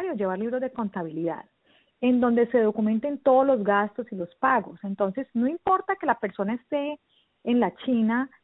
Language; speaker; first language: Spanish; native; Spanish